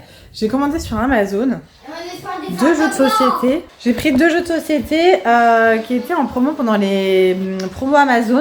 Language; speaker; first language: French; native; French